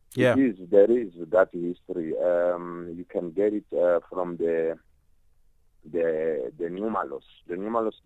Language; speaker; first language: English; non-native, local second language; Tsonga